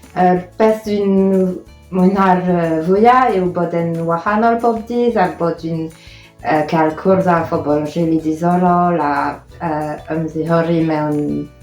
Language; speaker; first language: Welsh; non-native, fluent; French